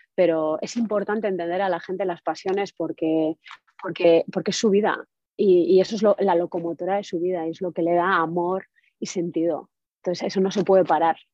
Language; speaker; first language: Spanish; native; Spanish